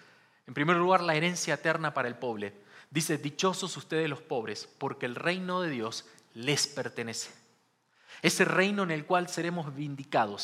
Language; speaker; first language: Spanish; native; Spanish